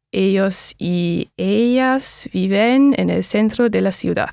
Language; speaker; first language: Spanish; non-native, learner; English